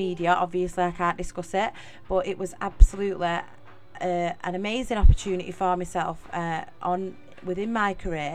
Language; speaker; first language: English; native; English